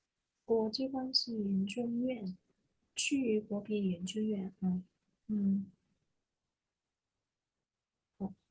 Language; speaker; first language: Chinese; non-native, fluent; Indonesian